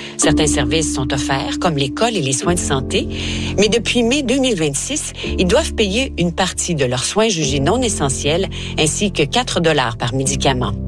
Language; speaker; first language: French; native; French